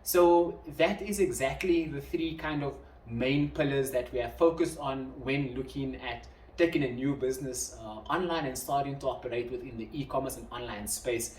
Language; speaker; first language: English; non-native, local second language; Afrikaans